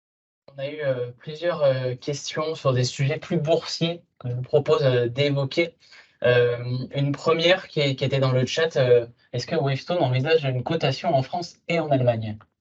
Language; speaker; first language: French; native; French